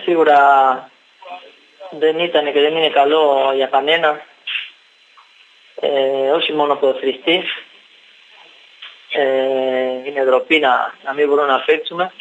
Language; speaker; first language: Greek; non-native, learner; Spanish